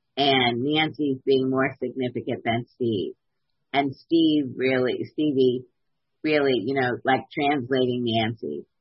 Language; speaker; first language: English; native; English